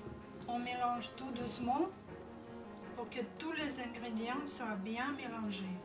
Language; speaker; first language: French; non-native, fluent; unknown